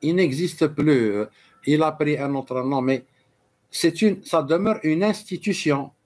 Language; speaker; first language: French; non-native, local second language; Arabic